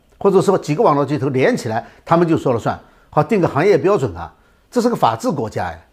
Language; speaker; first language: Chinese; native; Chinese